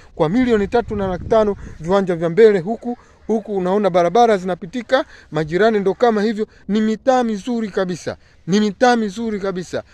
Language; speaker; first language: Swahili; native; Swahili